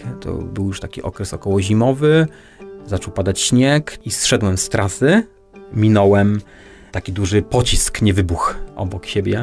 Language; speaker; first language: Polish; native; Polish